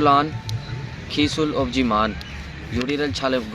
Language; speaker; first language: Korean; non-native, learner; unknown